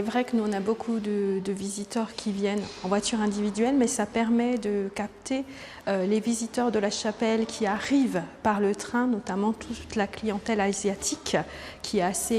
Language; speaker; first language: French; native; French